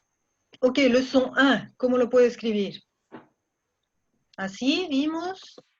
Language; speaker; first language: Spanish; non-native, fluent; French